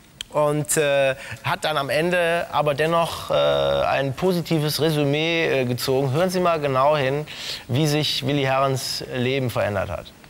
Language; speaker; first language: German; native; German